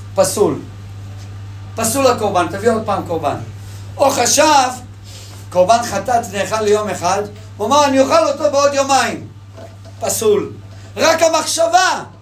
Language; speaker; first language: Hebrew; native; Hebrew